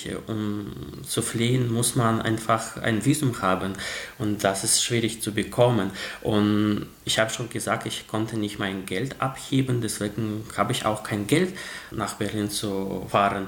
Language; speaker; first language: German; non-native, fluent; Russian